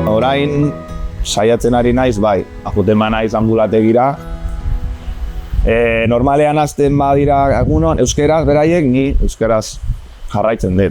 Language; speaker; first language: Basque; non-native, local second language; Spanish